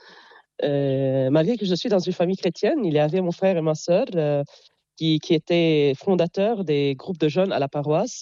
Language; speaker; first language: French; non-native, local second language; Arabic